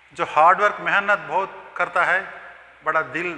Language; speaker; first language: Hindi; non-native, local second language; Telugu